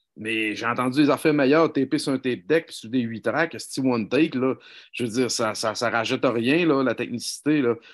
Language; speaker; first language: French; native; French